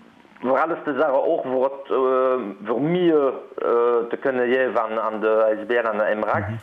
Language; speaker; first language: German; non-native, learner; Dutch